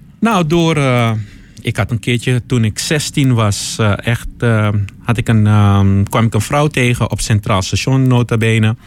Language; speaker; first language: Dutch; early bilingual, other home language; Papiamento